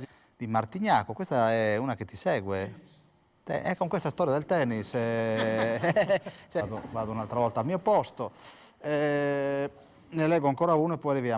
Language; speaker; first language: Italian; native; Italian